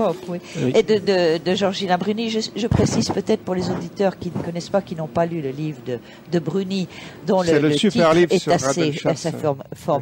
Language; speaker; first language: French; native; French